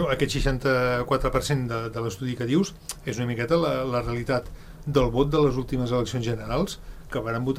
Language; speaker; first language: Catalan; native; Catalan